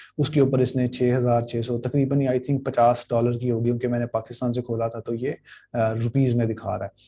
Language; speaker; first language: Urdu; native; Urdu